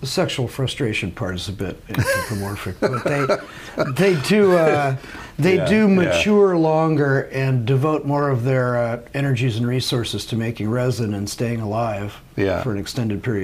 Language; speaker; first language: English; native; English